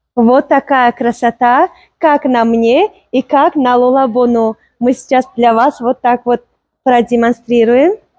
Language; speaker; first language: Russian; non-native, local second language; Tajik